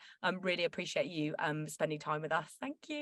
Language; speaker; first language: English; native; English